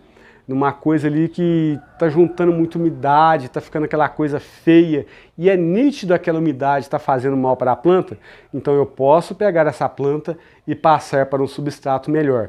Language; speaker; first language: Portuguese; native; Portuguese